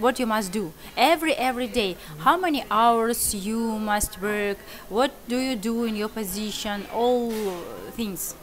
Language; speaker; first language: English; non-native, learner; Russian